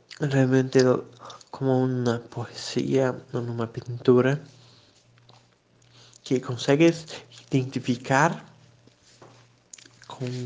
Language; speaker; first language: Spanish; non-native, learner; Portuguese